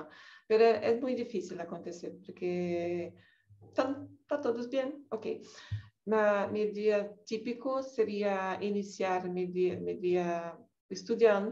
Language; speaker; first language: Spanish; non-native, learner; Portuguese